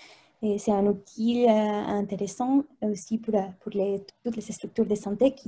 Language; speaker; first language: French; non-native, fluent; Spanish